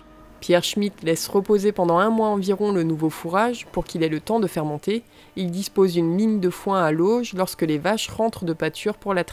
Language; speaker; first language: French; native; French